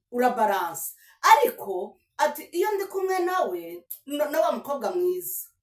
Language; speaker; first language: Kinyarwanda; early bilingual, heritage; Kinyarwanda